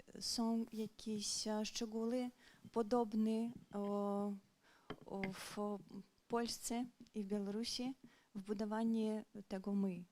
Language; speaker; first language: Polish; non-native, fluent; Belarusian